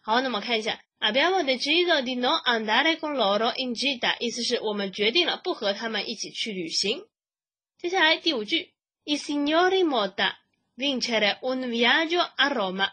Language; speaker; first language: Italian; non-native, fluent; Chinese